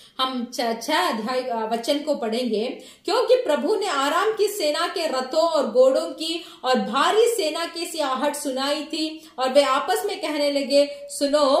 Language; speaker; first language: Hindi; non-native, local second language; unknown